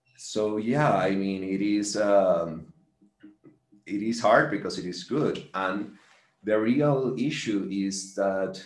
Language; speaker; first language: English; non-native, fluent; Spanish